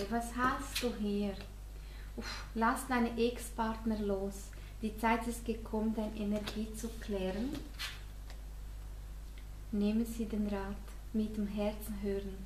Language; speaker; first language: German; non-native, fluent; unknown